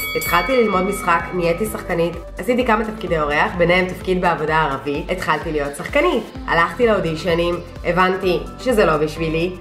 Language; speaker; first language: Hebrew; early bilingual, other home language; Russian